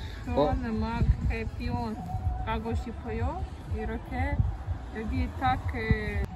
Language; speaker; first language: Korean; non-native, learner; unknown